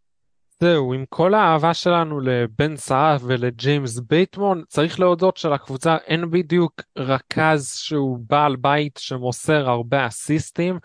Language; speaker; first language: Hebrew; native; Hebrew